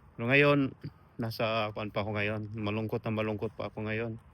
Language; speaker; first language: Filipino; non-native, local second language; Cebuano